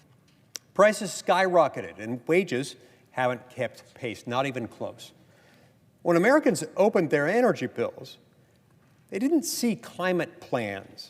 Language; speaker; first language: English; native; English